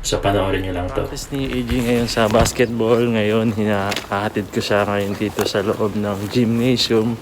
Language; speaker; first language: Filipino; native; Filipino